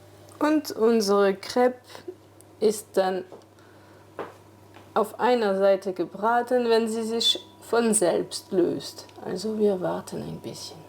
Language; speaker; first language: German; non-native, fluent; French